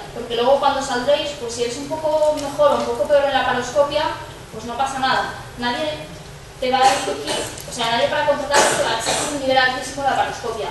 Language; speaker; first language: Spanish; non-native, local second language; Catalan